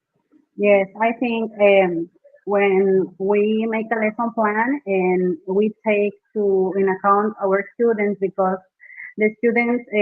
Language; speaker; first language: English; non-native, fluent; Spanish